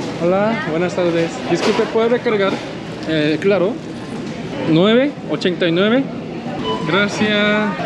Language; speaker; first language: Spanish; non-native, learner; Korean